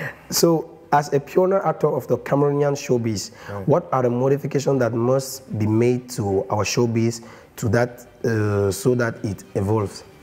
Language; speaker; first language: English; non-native, local second language; French